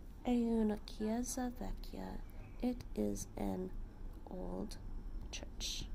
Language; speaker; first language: Italian; non-native, learner; English